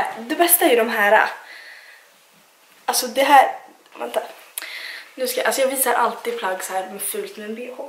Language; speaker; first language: Swedish; native; Swedish